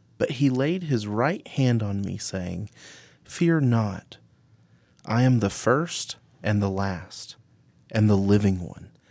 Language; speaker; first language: English; native; English